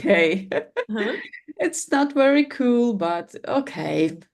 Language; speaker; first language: English; non-native, learner; Russian